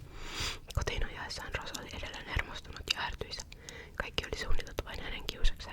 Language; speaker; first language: Finnish; native; Finnish